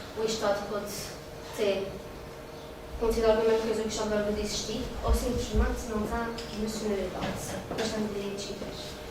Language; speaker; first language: Portuguese; native; Portuguese